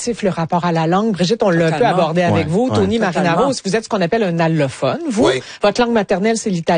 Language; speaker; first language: French; native; French